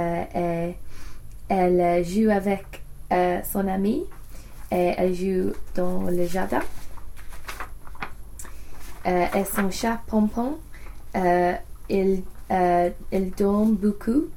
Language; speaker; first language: French; non-native, learner; English